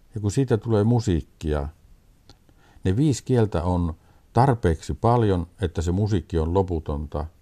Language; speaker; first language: Finnish; native; Finnish